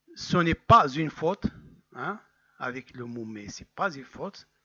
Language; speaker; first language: French; non-native, local second language; Arabic